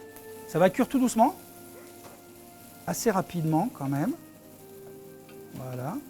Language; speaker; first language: French; native; French